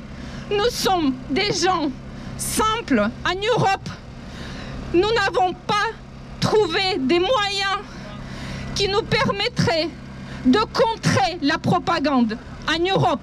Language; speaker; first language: French; non-native, fluent; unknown